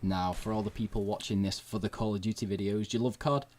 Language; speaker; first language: English; native; English